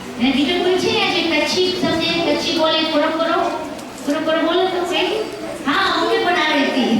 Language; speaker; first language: Gujarati; early bilingual, heritage; Gujarati